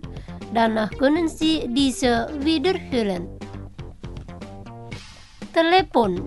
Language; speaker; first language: German; non-native, fluent; Indonesian